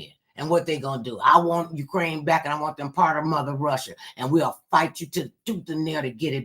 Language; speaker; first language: English; native; English